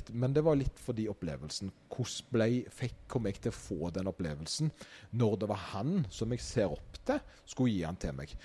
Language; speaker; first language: Norwegian; native; Norwegian